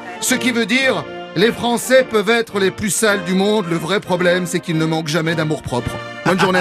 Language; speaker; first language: French; native; French